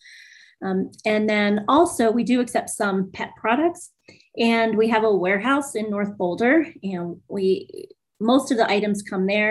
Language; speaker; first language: English; native; English